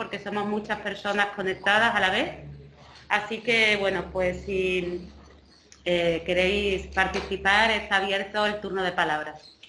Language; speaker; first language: Spanish; native; Spanish